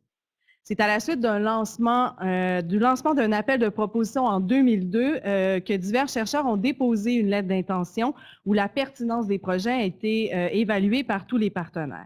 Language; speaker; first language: French; native; French